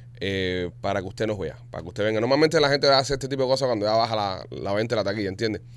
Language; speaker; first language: Spanish; native; Spanish